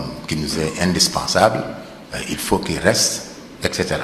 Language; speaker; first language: French; non-native, local second language; Wolof